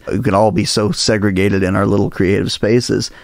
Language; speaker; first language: English; native; English